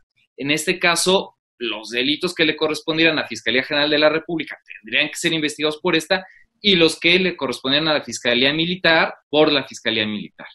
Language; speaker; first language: Spanish; native; Spanish